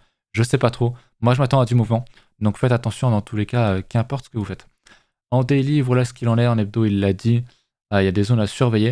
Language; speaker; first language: French; native; French